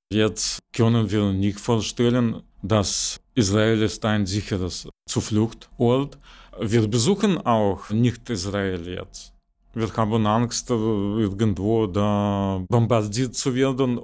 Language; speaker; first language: German; non-native, fluent; Russian